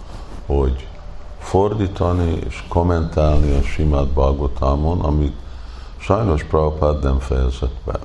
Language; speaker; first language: Hungarian; early bilingual, heritage; Hungarian